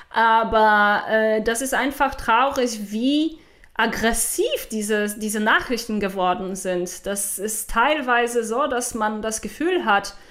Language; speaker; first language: German; non-native, fluent; Polish